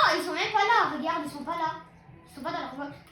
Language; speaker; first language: French; native; French